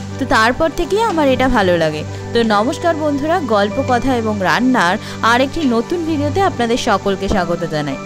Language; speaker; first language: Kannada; non-native, learner; Bangla